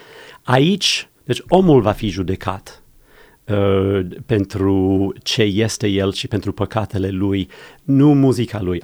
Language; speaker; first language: Romanian; non-native, fluent; English